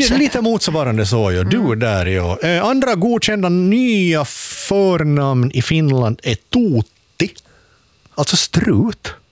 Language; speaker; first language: Swedish; native; Swedish